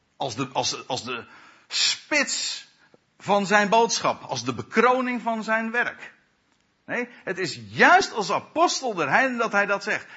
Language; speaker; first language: Dutch; native; Dutch